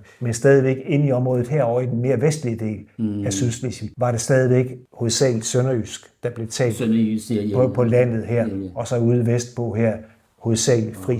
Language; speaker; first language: Danish; native; Danish